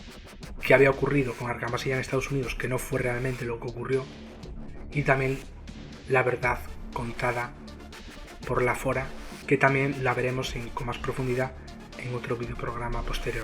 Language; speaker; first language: Spanish; native; Spanish